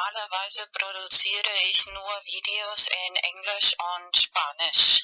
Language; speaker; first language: German; non-native, fluent; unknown